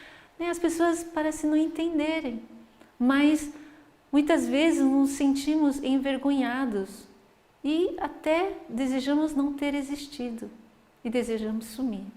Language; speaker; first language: Portuguese; native; Portuguese